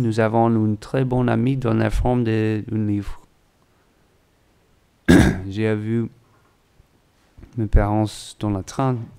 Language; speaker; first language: French; non-native, learner; English